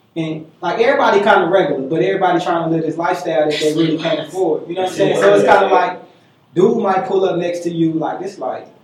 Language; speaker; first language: English; native; English